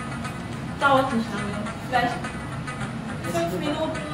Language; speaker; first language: German; early bilingual, other home language; Persian